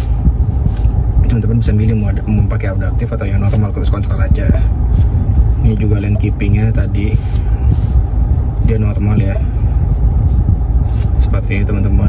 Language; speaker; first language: Indonesian; native; Indonesian